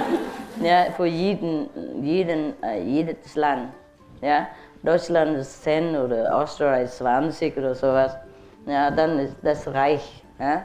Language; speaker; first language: German; non-native, learner; Vietnamese